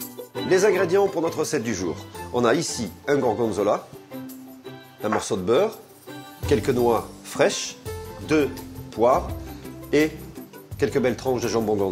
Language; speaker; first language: French; native; French